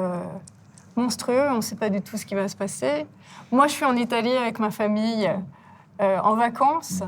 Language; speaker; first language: French; native; French